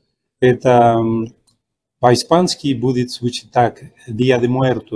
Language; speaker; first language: Russian; non-native, fluent; Spanish